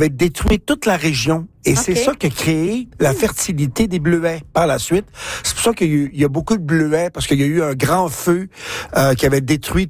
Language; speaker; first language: French; native; French